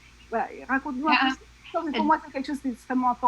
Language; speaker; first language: French; native; French